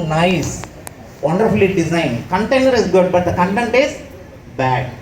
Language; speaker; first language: English; non-native, local second language; Tamil